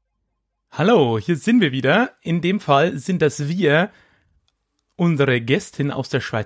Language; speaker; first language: German; native; German